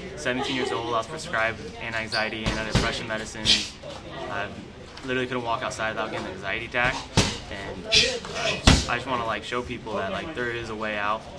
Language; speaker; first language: English; native; English